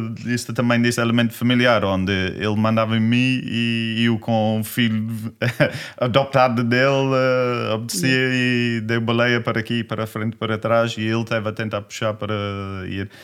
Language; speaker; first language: Portuguese; non-native, learner; English